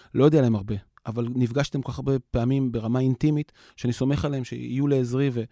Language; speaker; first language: Hebrew; native; Hebrew